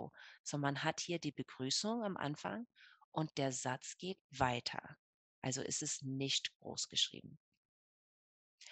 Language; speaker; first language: German; non-native, fluent; English